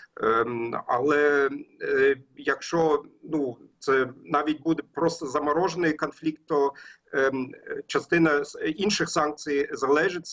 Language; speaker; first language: Ukrainian; non-native, learner; German